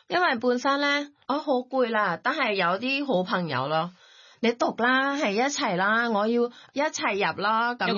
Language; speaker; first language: Cantonese; non-native, learner; Thai